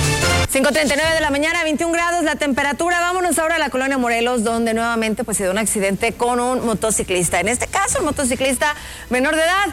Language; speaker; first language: Spanish; native; Spanish